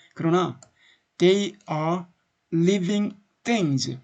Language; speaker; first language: English; non-native, fluent; Korean